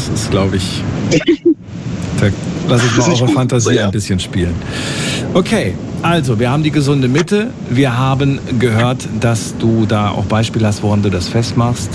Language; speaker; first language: German; native; German